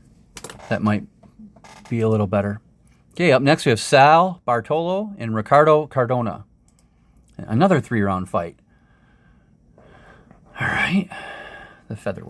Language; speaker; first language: English; native; English